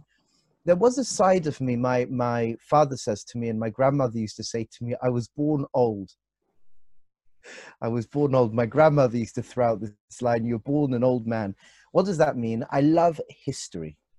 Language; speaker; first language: English; native; English